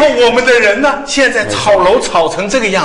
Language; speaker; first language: Chinese; native; Chinese